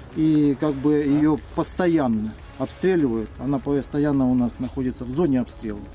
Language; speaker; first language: Russian; native; Russian